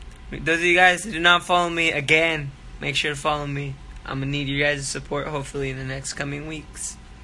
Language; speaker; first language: English; early bilingual, other home language; Spanish